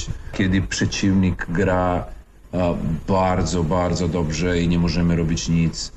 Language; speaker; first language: Polish; non-native, fluent; Serbian